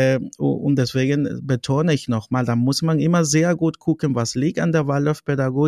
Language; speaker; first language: German; non-native, fluent; Spanish